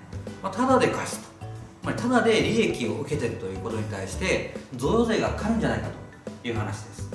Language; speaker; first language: Japanese; native; Japanese